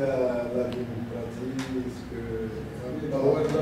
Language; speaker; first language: French; non-native, learner; Arabic